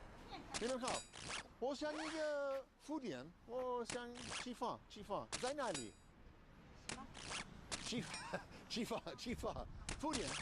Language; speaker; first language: Chinese; non-native, learner; English